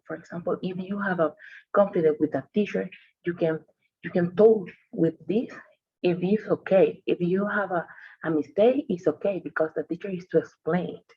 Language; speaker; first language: English; non-native, learner; Spanish